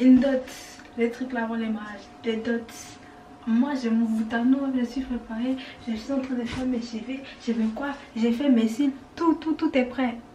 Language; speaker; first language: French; early bilingual, other home language; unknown